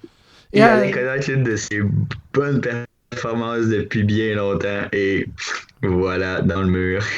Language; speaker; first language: French; native; French